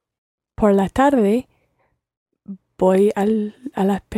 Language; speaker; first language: Spanish; non-native, learner; English